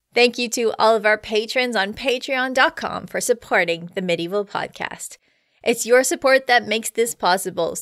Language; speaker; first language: English; native; English